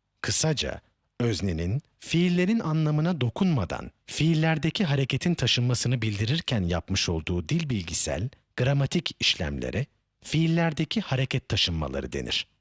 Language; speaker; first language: Turkish; native; Turkish